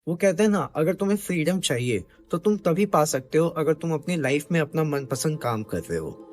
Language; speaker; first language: Hindi; native; Hindi